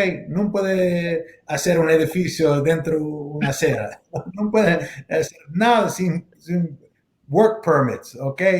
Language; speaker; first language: Spanish; non-native, learner; English